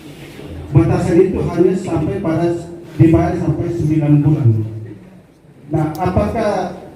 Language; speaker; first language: Indonesian; native; Indonesian